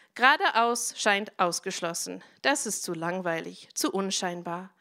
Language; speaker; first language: German; non-native, fluent; English